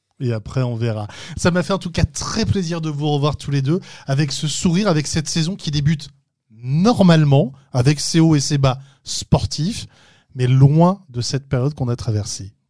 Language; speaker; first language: French; native; French